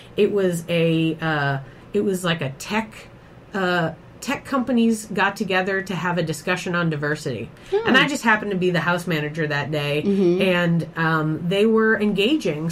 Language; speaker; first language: English; native; English